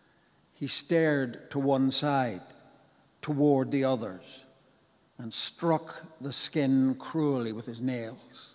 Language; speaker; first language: English; native; English